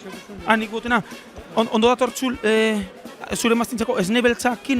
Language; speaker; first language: Basque; native; Basque